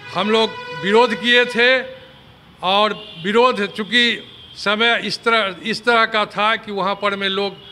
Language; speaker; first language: Hindi; native; Hindi